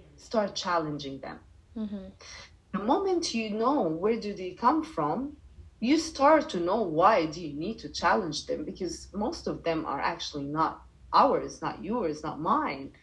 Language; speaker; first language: English; non-native, fluent; Arabic